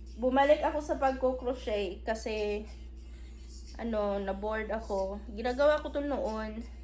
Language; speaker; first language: Filipino; non-native, local second language; Cebuano